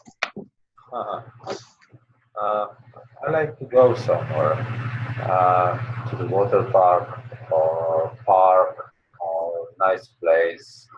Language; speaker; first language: English; non-native, learner; Polish